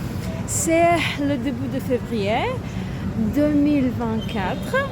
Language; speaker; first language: French; non-native, learner; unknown